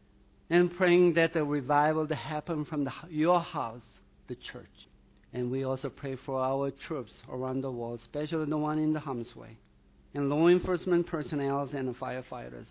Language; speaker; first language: English; non-native, fluent; Korean